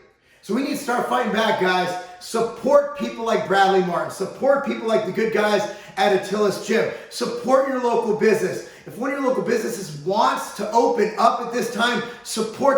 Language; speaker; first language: English; native; English